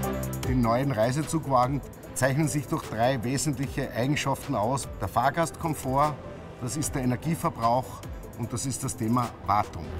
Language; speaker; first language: German; native; German